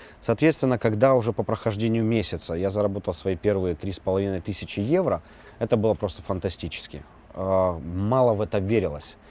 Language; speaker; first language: Russian; native; Russian